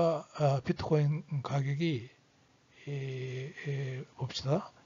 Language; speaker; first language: Korean; native; Korean